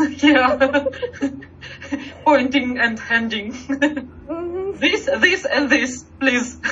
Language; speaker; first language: English; non-native, learner; Russian